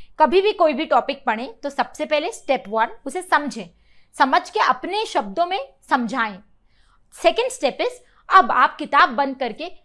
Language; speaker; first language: Hindi; native; Hindi